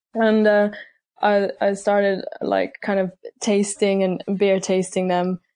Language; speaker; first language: English; native; English